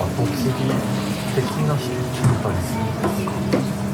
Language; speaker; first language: Japanese; native; Japanese